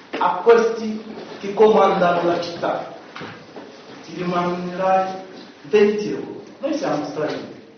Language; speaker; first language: Italian; non-native, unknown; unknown